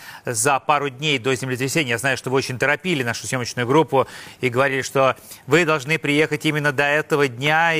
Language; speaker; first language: Russian; native; Russian